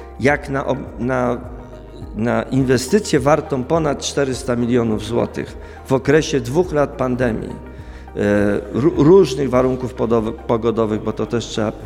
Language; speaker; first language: Polish; native; Polish